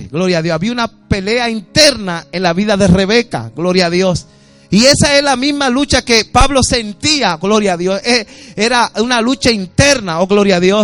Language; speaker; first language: Spanish; native; Spanish